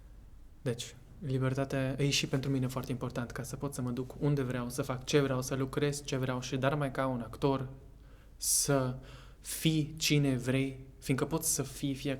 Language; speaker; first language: Romanian; early bilingual, heritage; Romanian